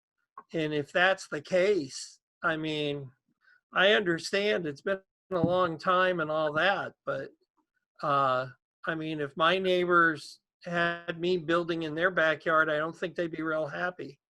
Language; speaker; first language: English; native; English